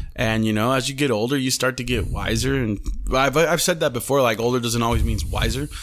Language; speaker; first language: English; early bilingual, other home language; Spanish